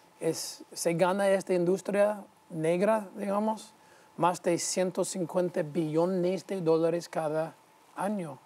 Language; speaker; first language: Spanish; non-native, fluent; English